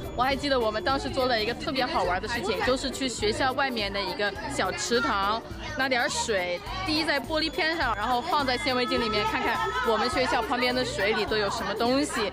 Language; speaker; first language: Chinese; non-native, fluent; English